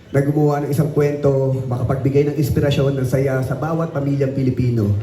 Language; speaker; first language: Filipino; native; Filipino